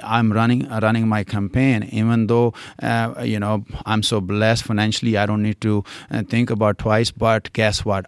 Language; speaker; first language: English; non-native, local second language; Punjabi